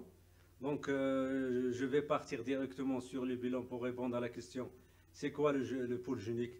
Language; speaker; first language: French; non-native, local second language; Arabic